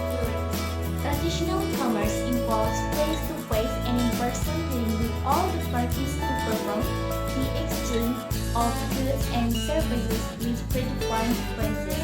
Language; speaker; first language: English; non-native, learner; Indonesian